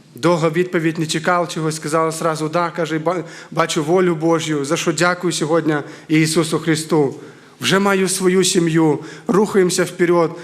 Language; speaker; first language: Ukrainian; non-native, fluent; Lithuanian